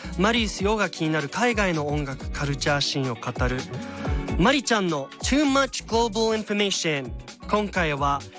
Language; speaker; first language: Japanese; early bilingual, other home language; German